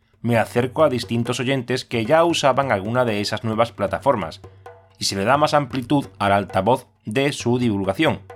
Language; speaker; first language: Spanish; native; Spanish